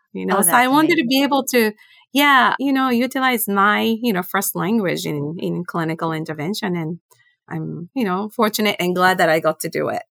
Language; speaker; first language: English; non-native, fluent; Japanese